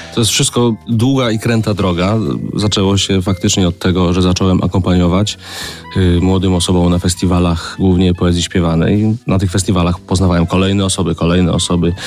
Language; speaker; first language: Polish; native; Polish